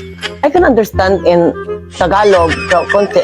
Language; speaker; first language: Filipino; non-native, local second language; Cebuano